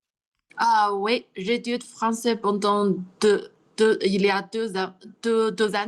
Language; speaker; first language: French; non-native, learner; Chinese